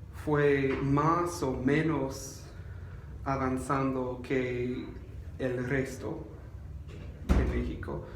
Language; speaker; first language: Spanish; non-native, learner; English